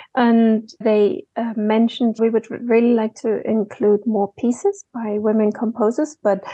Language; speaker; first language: English; non-native, fluent; German